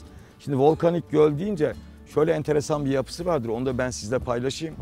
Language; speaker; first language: Turkish; native; Turkish